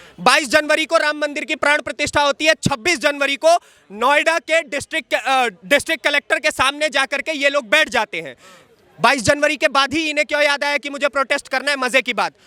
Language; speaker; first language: Hindi; native; Hindi